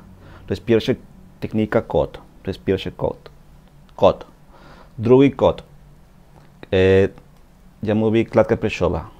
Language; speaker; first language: Polish; non-native, learner; Spanish